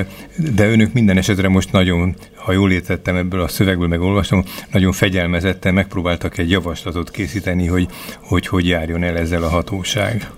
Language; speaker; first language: Hungarian; native; Hungarian